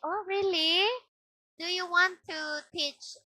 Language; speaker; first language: English; non-native, local second language; Filipino